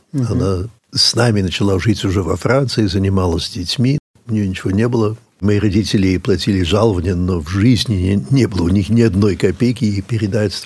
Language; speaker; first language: Russian; early bilingual, heritage; English